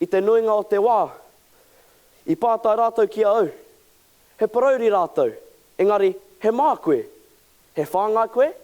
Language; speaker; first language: Māori; non-native, local second language; English